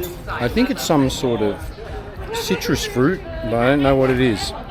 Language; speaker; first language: English; native; English